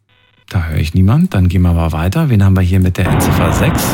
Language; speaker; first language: German; native; German